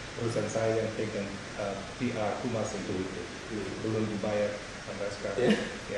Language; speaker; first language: Indonesian; non-native, fluent; English